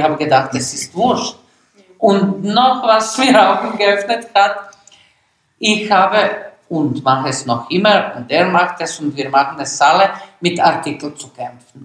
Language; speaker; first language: German; non-native, fluent; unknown